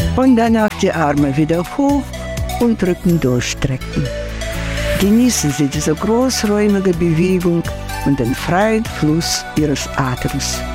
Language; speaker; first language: German; non-native, fluent; Russian